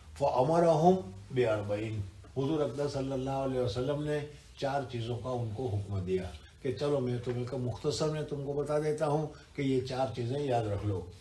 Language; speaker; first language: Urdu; non-native, local second language; Gujarati